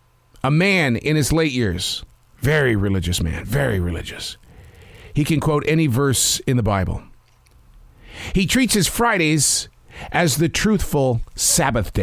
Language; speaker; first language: English; native; English